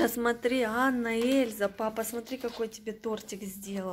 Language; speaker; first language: Russian; native; Russian